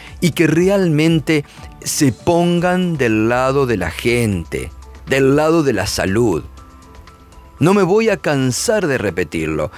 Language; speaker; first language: Spanish; native; Spanish